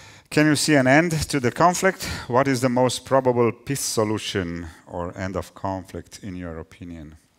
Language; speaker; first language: English; non-native, fluent; Romanian